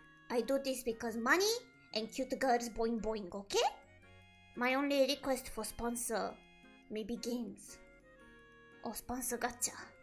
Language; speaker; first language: English; non-native, learner; Japanese